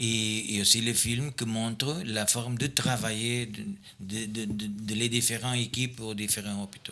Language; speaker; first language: French; non-native, fluent; Portuguese